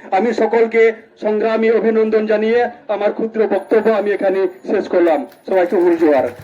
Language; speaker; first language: Bangla; non-native, local second language; Santali